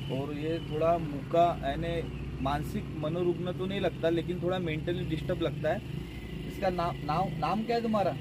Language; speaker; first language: Hindi; non-native, local second language; Marathi